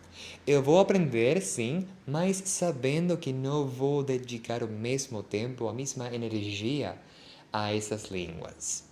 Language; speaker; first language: Portuguese; non-native, fluent; Spanish